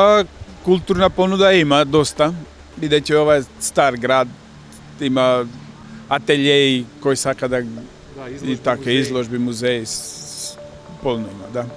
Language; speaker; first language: Macedonian; non-native, local second language; Albanian